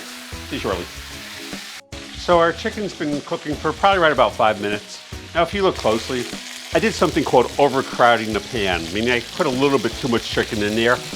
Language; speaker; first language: English; native; English